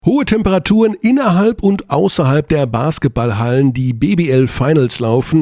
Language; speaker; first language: German; native; German